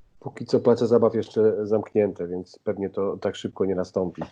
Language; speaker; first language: Polish; native; Polish